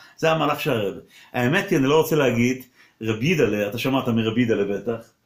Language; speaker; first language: Hebrew; non-native, local second language; Yiddish